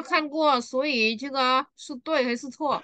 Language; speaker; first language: Chinese; non-native, fluent; Vietnamese